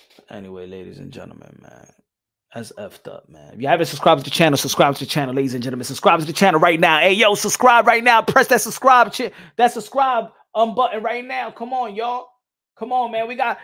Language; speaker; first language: English; early bilingual, other home language; Spanish